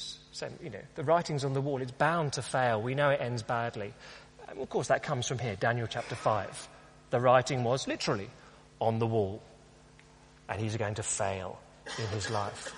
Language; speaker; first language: English; native; English